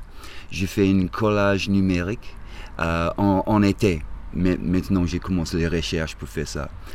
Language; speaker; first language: French; non-native, fluent; English